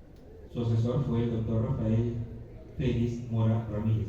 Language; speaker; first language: Spanish; native; Spanish